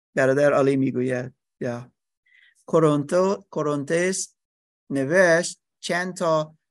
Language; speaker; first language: Persian; non-native, learner; English